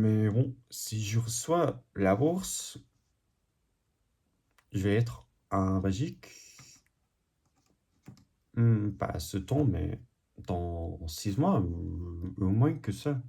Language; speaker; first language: French; non-native, learner; English